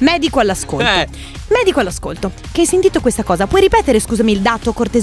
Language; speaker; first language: Italian; native; Italian